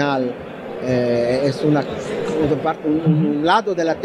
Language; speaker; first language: Spanish; non-native, learner; Italian